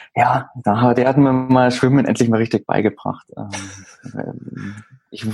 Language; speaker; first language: German; native; German